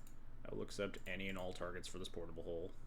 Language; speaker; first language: English; native; English